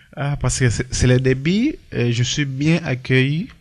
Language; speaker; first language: French; non-native, learner; Portuguese